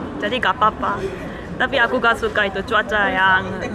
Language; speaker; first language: Indonesian; non-native, fluent; Korean